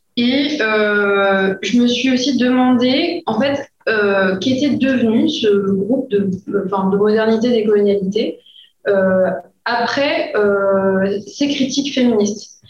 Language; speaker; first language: French; native; French